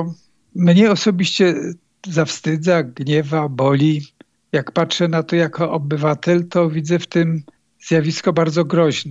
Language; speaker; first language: Polish; native; Polish